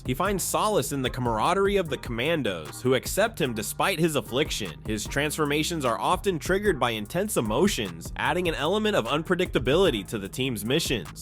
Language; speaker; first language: English; native; English